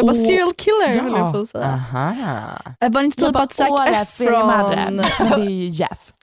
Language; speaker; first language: Swedish; native; Swedish